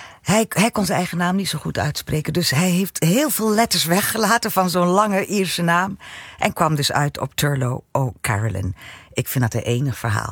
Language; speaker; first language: Dutch; native; Dutch